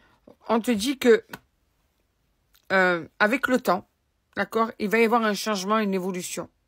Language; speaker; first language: French; native; French